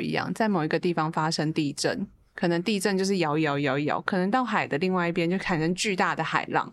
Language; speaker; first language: Chinese; native; Chinese